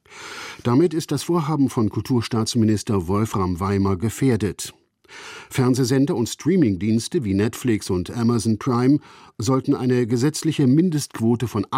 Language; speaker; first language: German; native; German